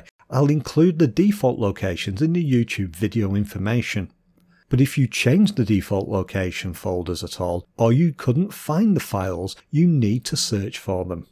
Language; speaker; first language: English; native; English